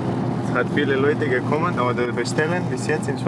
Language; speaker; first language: German; non-native, learner; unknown